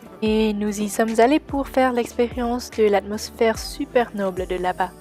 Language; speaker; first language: French; non-native, local second language; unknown